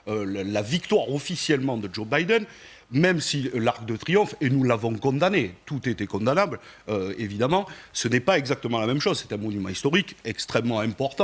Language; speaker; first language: French; native; French